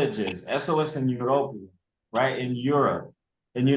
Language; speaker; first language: Spanish; early bilingual, heritage; English